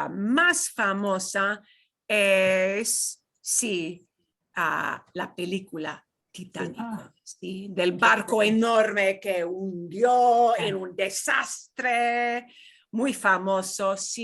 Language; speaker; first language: Spanish; non-native, fluent; English